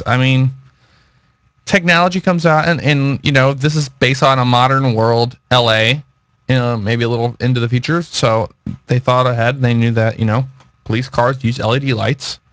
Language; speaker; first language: English; native; English